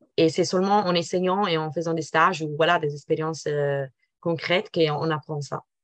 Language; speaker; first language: French; non-native, fluent; Italian